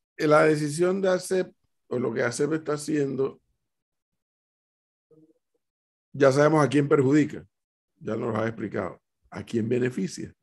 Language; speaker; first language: Spanish; native; Spanish